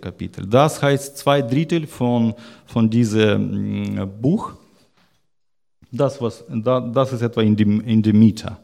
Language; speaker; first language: German; non-native, learner; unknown